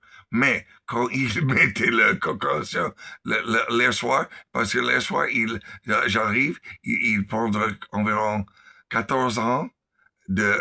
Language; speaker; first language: French; non-native, learner; English